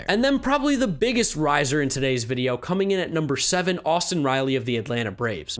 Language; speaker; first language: English; native; English